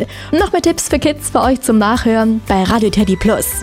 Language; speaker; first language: German; native; German